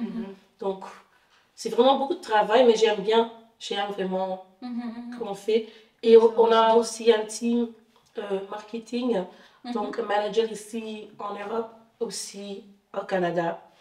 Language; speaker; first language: French; non-native, fluent; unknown